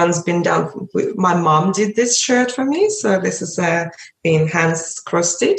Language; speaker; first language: English; early bilingual, other home language; Russian